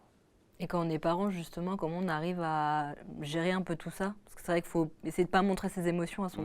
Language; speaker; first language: French; native; French